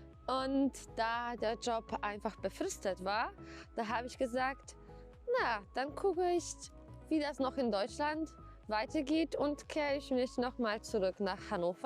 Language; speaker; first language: German; non-native, fluent; Polish